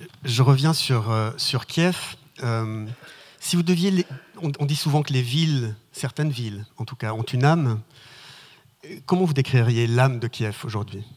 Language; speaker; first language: French; native; French